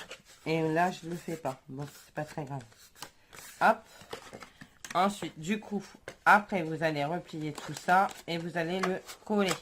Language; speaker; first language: French; native; French